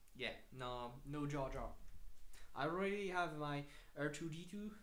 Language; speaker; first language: English; non-native, fluent; French